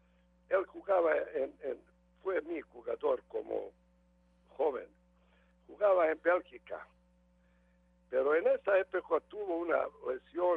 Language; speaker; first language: Spanish; non-native, learner; Serbian